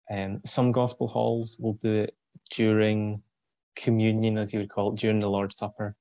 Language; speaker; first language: English; native; English